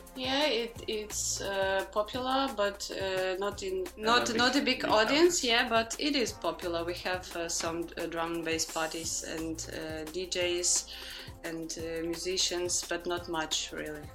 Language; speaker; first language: English; non-native, fluent; Ukrainian